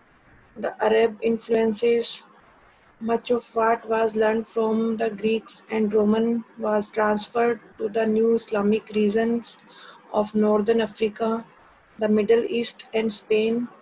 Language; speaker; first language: English; non-native, local second language; Hindi